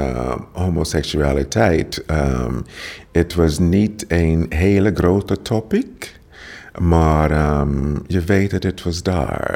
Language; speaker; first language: Dutch; non-native, learner; English